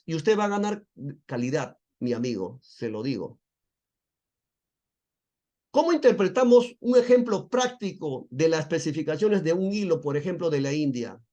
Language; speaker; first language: Spanish; native; Spanish